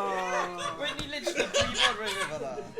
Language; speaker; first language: Welsh; native; Welsh